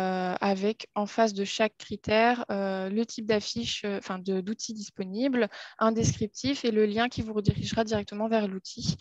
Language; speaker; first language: French; native; French